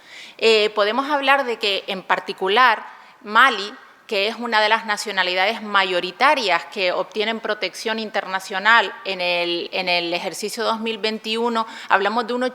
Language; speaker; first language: Spanish; native; Spanish